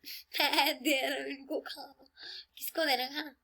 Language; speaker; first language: Hindi; native; Hindi